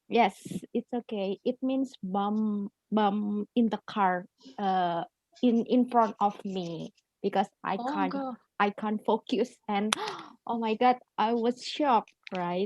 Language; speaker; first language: English; non-native, learner; Indonesian